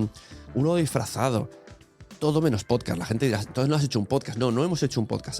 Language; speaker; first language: Spanish; native; Spanish